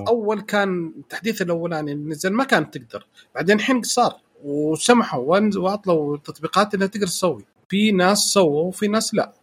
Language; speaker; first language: Arabic; native; Arabic